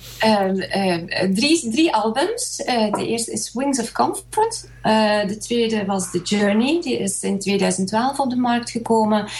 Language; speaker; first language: Dutch; early bilingual, other home language; Hungarian